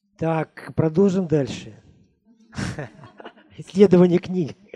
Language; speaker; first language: Russian; native; Russian